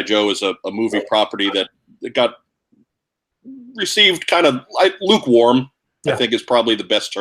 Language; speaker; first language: English; native; English